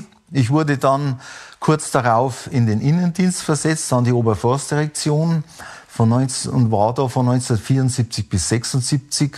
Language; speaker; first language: German; native; German